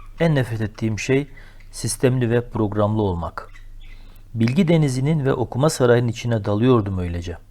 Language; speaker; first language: Turkish; native; Turkish